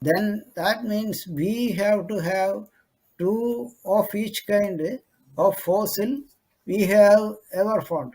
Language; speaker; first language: English; non-native, local second language; Malayalam